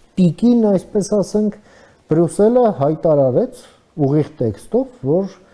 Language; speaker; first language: Armenian; native; Armenian